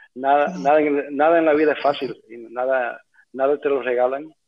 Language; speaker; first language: Spanish; early bilingual, heritage; Spanish